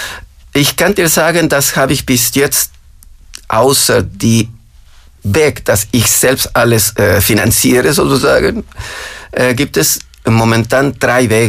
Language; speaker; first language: German; non-native, fluent; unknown